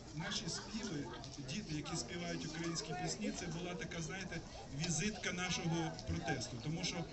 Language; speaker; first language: Ukrainian; non-native, local second language; Russian